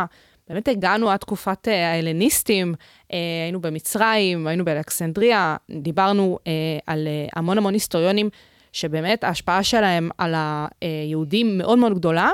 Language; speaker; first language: Hebrew; native; Hebrew